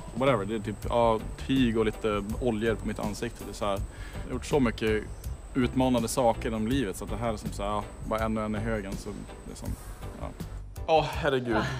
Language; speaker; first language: Swedish; native; Swedish